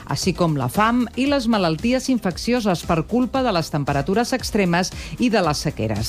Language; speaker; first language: Catalan; native; Catalan